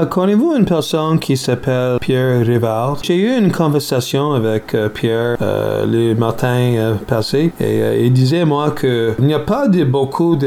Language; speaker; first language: French; non-native, learner; English